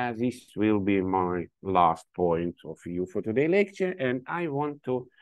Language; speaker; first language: English; non-native, learner; Ukrainian